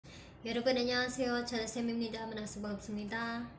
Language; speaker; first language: Korean; non-native, fluent; Filipino